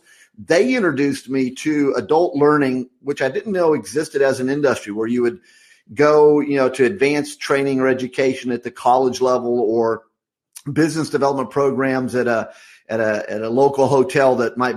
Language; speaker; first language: English; native; English